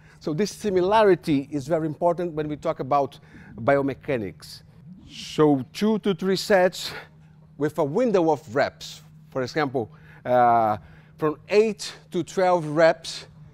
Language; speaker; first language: English; non-native, fluent; Portuguese